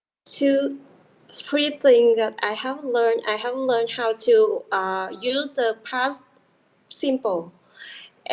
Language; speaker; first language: English; non-native, learner; Vietnamese